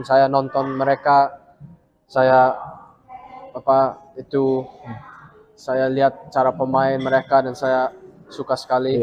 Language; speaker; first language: Indonesian; early bilingual, heritage; English